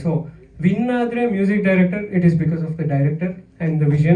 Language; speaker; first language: Kannada; native; Kannada